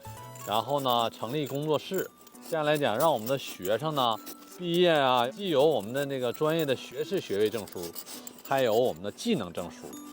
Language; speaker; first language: Chinese; native; Chinese